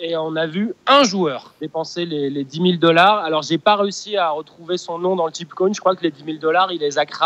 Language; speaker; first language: French; native; French